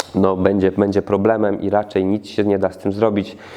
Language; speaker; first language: Polish; native; Polish